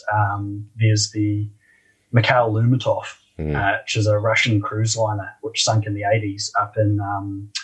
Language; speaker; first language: English; native; English